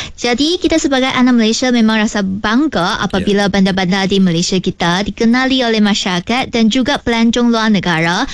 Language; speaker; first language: Malay; non-native, local second language; Chinese